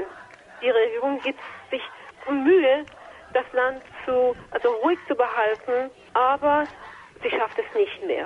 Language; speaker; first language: German; non-native, fluent; Persian